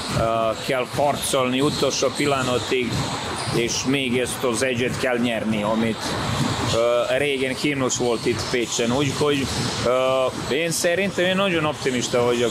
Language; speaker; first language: Hungarian; non-native, fluent; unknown